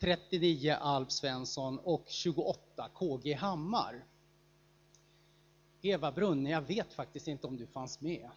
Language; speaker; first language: Swedish; native; Swedish